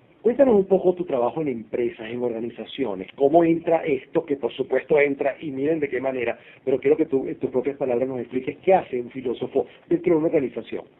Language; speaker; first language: Spanish; native; Spanish